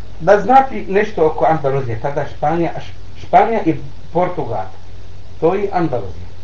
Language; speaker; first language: Bosnian; non-native, learner; Arabic